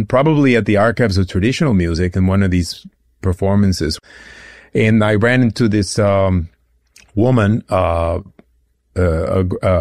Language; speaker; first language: English; non-native, fluent; Spanish